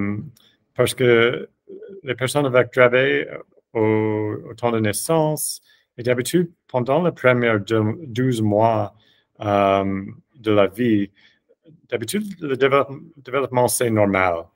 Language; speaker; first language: French; non-native, fluent; English